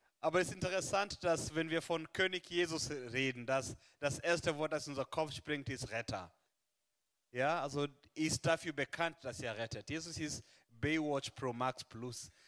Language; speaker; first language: German; non-native, fluent; Swahili